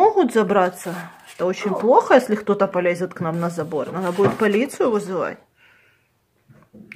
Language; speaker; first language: Russian; native; Russian